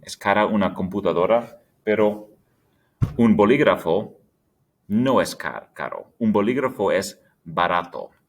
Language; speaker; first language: Spanish; non-native, fluent; English